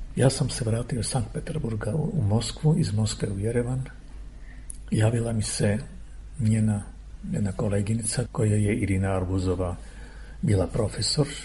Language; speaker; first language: Serbian; non-native, fluent; Armenian